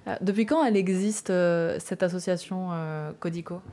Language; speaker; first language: French; native; French